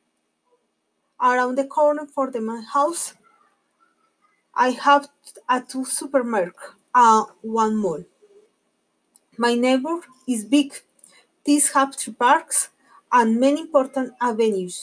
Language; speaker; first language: English; non-native, learner; Spanish